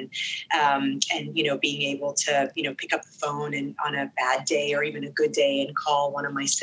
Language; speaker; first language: English; non-native, fluent; Arabic